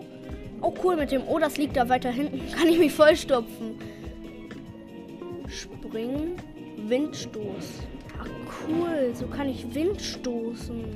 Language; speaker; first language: German; native; German